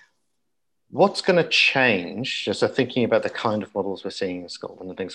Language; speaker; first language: English; native; English